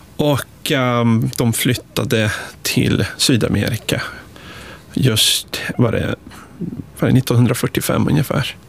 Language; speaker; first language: Swedish; early bilingual, other home language; Spanish